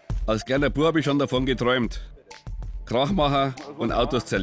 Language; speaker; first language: German; native; German